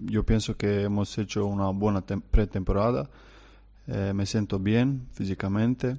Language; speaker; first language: Spanish; non-native, learner; Croatian